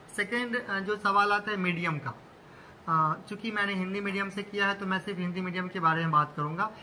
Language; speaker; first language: Hindi; native; Hindi